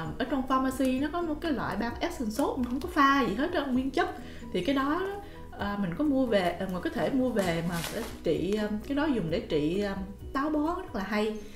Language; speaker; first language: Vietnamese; early bilingual, heritage; Vietnamese